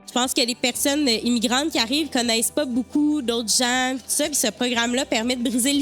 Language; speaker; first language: French; native; French